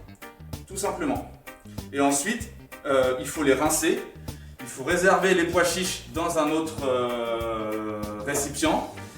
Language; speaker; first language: French; native; French